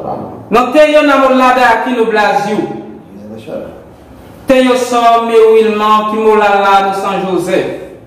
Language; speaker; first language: Portuguese; non-native, fluent; Haitian Creole